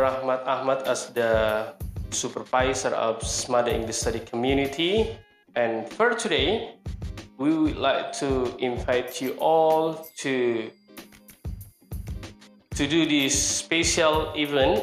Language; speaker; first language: English; non-native, fluent; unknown